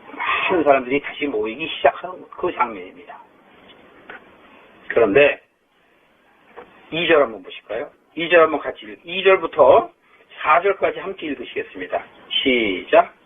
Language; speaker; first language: Korean; native; Korean